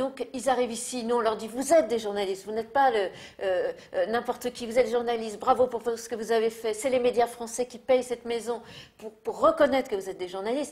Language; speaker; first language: French; native; French